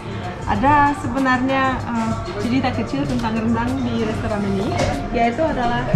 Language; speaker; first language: Indonesian; non-native, fluent; Russian